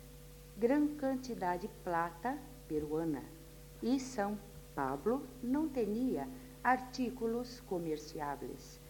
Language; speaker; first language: Spanish; non-native, fluent; Portuguese